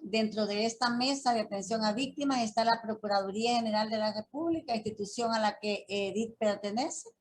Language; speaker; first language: Spanish; native; Spanish